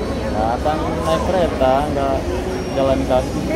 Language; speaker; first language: Indonesian; non-native, local second language; Sundanese